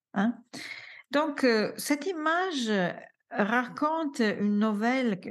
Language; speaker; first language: French; non-native, fluent; Italian